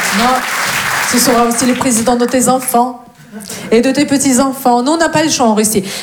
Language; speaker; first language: French; non-native, fluent; Russian